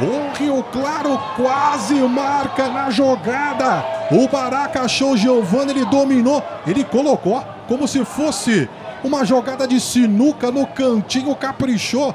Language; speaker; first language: Portuguese; native; Portuguese